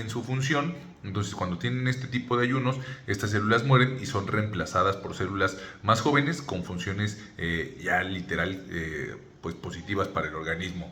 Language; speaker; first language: Spanish; native; Spanish